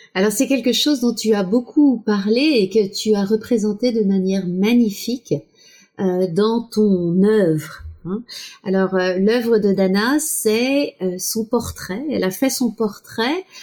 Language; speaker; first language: French; native; French